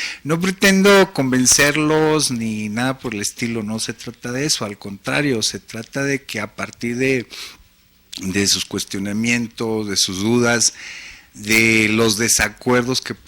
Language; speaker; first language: Spanish; native; Spanish